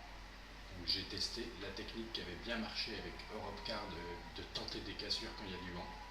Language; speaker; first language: French; native; French